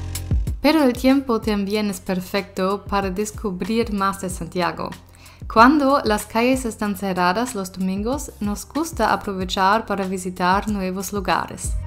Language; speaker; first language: Spanish; non-native, learner; German